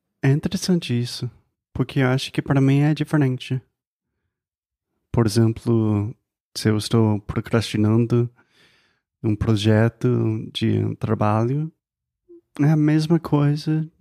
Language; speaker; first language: Portuguese; non-native, fluent; English